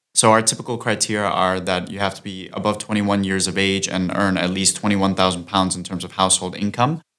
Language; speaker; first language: English; non-native, fluent; German